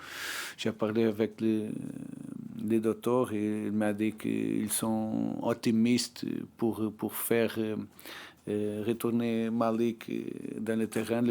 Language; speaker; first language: French; non-native, learner; Portuguese